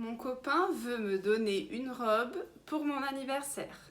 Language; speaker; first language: French; early bilingual, heritage; Portuguese